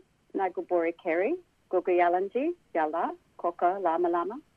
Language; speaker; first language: English; native; English